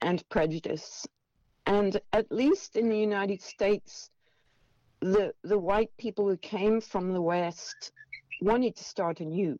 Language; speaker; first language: English; native; English